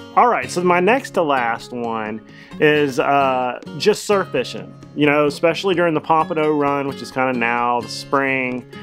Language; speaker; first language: English; native; English